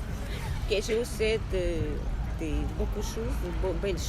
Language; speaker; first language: French; non-native, learner; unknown